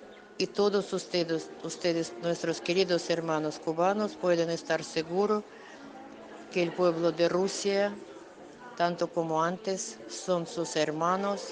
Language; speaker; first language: Spanish; non-native, fluent; Russian